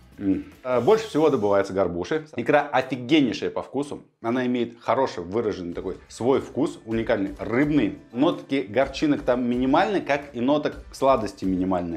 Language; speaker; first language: Russian; native; Russian